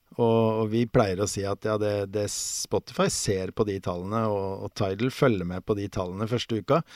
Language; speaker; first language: Norwegian; native; Norwegian